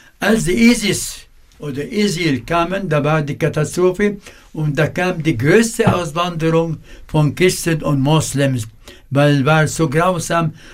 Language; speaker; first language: German; non-native, fluent; Arabic